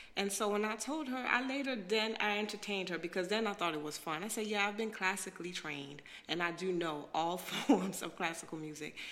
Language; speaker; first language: English; native; English